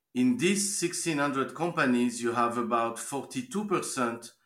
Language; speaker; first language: English; non-native, fluent; French